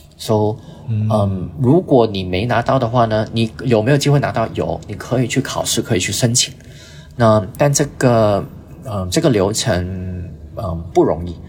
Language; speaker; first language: Chinese; early bilingual, heritage; Chinese